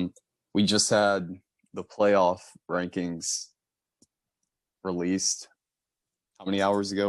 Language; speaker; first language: English; native; English